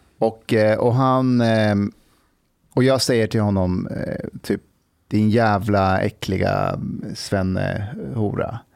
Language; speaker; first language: Swedish; early bilingual, other home language; Persian